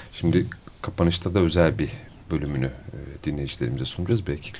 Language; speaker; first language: Turkish; native; Turkish